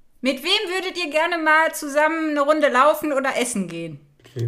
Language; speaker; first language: German; native; German